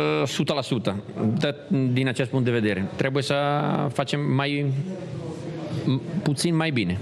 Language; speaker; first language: Romanian; non-native, learner; Italian